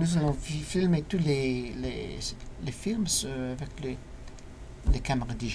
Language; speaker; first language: French; non-native, learner; English